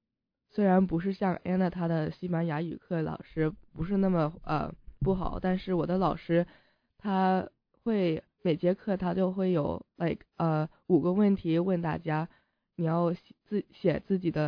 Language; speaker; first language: Chinese; early bilingual, heritage; Chinese